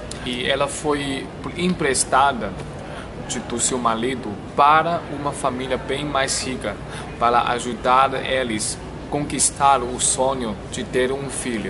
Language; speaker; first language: Portuguese; non-native, learner; Chinese